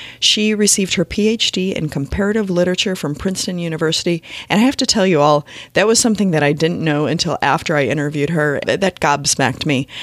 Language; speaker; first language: English; native; English